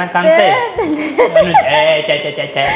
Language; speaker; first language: Filipino; non-native, learner; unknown